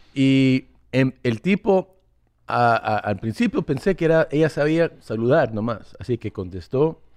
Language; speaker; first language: Spanish; early bilingual, other home language; English